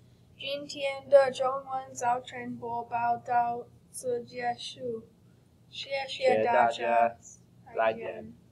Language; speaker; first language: Chinese; non-native, learner; English